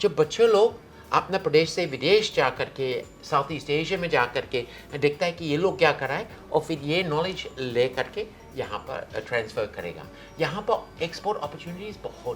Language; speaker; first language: Hindi; non-native, fluent; English